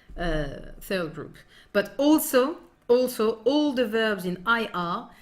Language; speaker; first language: English; non-native, fluent; French